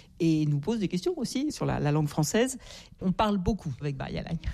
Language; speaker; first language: French; native; French